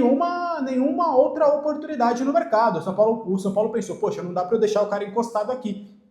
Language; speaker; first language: Portuguese; native; Portuguese